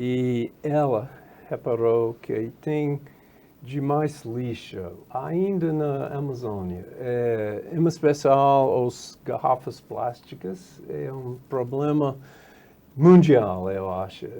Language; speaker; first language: Portuguese; non-native, fluent; English